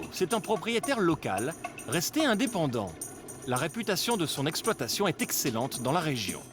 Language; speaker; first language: French; native; French